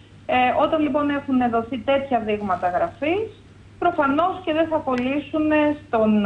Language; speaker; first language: Greek; native; Greek